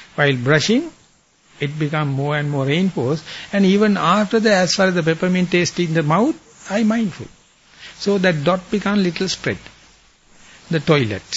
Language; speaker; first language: English; non-native, local second language; Sinhala